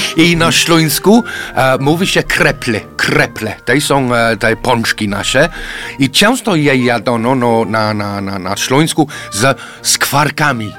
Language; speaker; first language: Polish; non-native, fluent; English